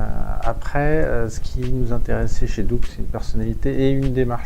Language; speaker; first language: French; native; French